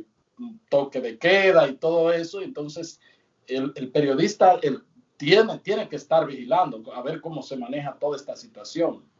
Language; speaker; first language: Spanish; native; Spanish